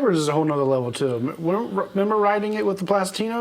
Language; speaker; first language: English; native; English